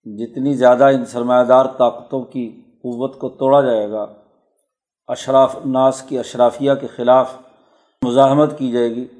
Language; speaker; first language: Urdu; non-native, local second language; Punjabi